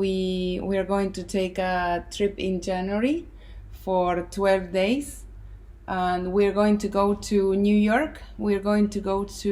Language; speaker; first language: English; non-native, fluent; Spanish